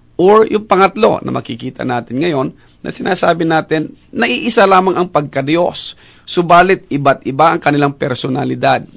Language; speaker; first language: Filipino; native; Filipino